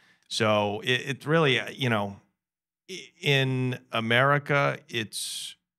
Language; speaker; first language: English; native; English